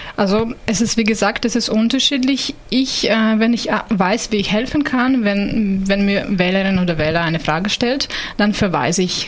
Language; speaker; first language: German; non-native, fluent; Ukrainian